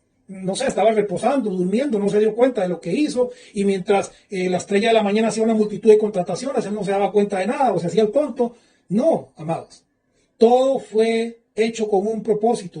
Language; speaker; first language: Spanish; native; Spanish